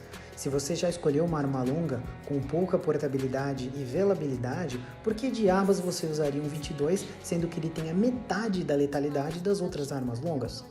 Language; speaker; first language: Portuguese; native; Portuguese